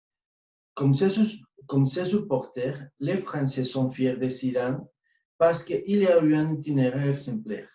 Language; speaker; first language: French; non-native, fluent; Spanish